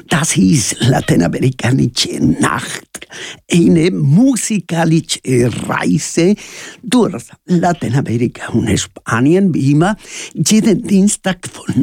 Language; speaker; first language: German; non-native, learner; Spanish